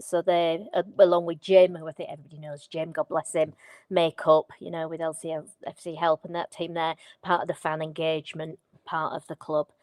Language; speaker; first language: English; native; English